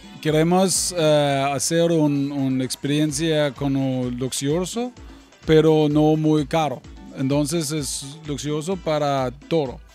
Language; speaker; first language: Spanish; non-native, learner; English